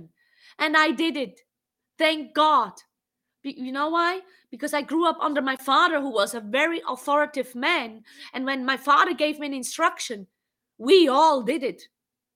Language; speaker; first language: English; non-native, fluent; Swiss German